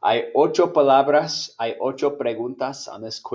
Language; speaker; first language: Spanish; non-native, fluent; English